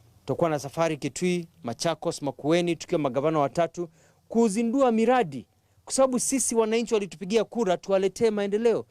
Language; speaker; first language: Swahili; non-native, local second language; Kamba